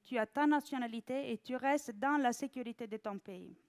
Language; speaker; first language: French; non-native, fluent; Italian